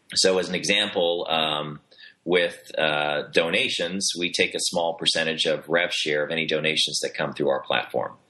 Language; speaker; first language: English; native; English